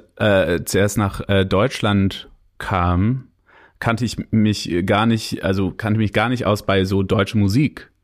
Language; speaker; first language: German; non-native, fluent; English